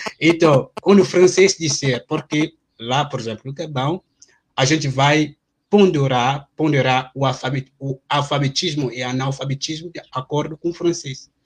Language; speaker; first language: Portuguese; non-native, fluent; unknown